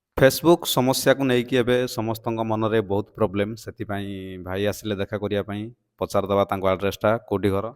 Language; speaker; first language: Odia; native; Odia